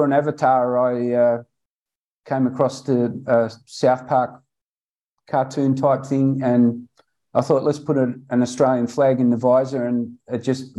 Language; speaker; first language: English; native; English